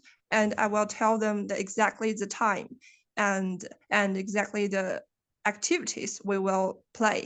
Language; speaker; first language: English; non-native, learner; Chinese